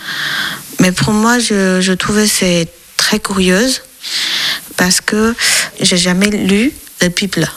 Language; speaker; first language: French; non-native, learner; Chinese